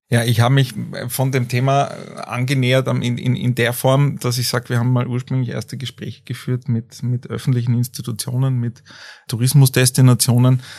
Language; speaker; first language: German; native; German